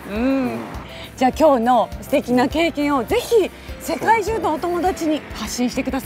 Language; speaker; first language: Japanese; native; Japanese